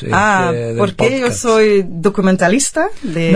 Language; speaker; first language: Spanish; non-native, fluent; Dutch